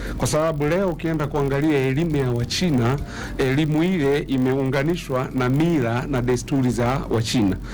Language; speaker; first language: Swahili; native; Swahili